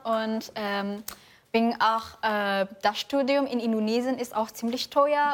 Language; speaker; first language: German; non-native, fluent; Indonesian